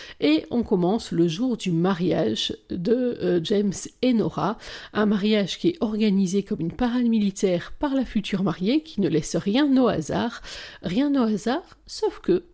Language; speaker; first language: French; native; French